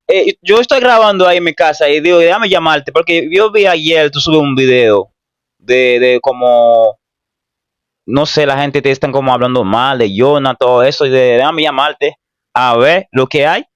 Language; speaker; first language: Spanish; non-native, fluent; Haitian Creole